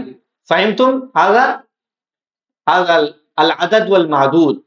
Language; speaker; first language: Arabic; non-native, fluent; Urdu